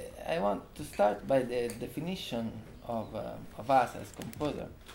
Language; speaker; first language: English; non-native, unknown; Italian